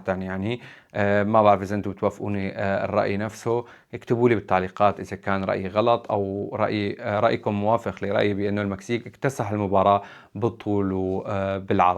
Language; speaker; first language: Arabic; native; Arabic